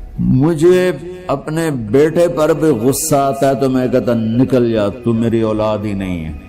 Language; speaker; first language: Urdu; non-native, local second language; Punjabi